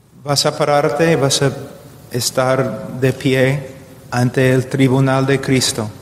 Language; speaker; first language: Spanish; non-native, fluent; English